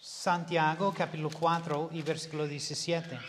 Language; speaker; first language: Spanish; non-native, learner; English